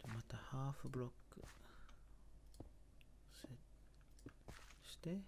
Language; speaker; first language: Japanese; non-native, learner; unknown